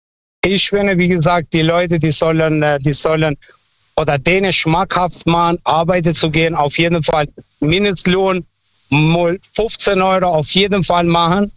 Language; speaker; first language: German; non-native, local second language; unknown